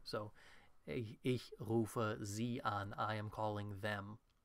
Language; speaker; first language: German; non-native, fluent; English